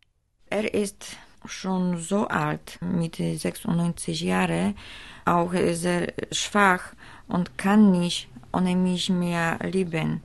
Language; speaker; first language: German; non-native, learner; Polish